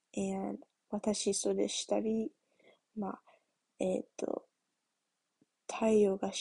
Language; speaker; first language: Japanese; early bilingual, heritage; English